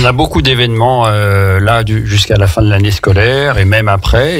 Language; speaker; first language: French; native; French